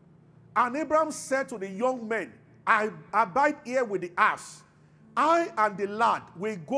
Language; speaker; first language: English; non-native, local second language; Yoruba